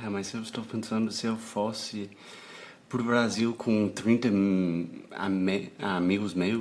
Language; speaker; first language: Portuguese; non-native, fluent; English